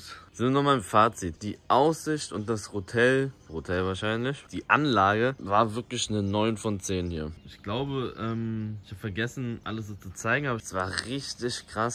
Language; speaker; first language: German; native; German